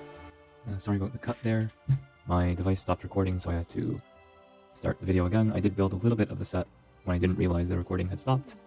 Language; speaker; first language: English; native; English